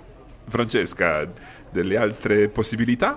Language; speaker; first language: Italian; non-native, fluent; English